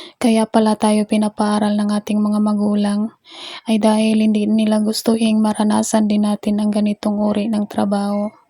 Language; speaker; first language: Filipino; non-native, local second language; Cebuano